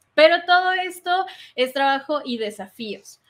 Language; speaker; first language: Spanish; native; Spanish